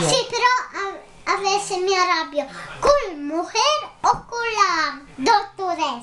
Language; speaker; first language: Spanish; early bilingual, heritage; Spanish